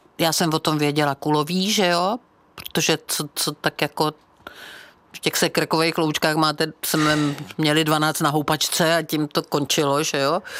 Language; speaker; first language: Czech; native; Czech